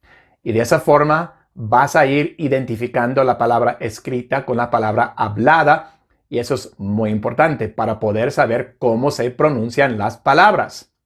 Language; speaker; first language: Spanish; non-native, fluent; English